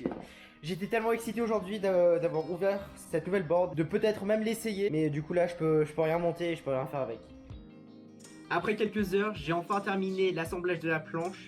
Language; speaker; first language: French; native; French